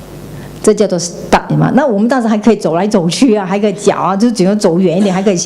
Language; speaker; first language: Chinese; native; Chinese